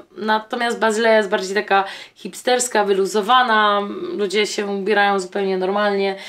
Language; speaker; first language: Polish; native; Polish